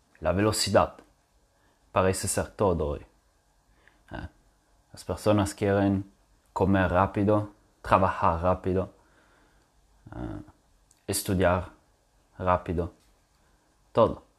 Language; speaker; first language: Spanish; non-native, fluent; French